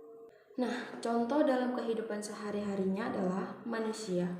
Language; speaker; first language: Indonesian; native; Indonesian